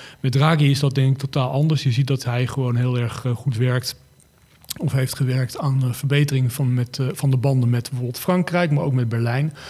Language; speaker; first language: Dutch; native; Dutch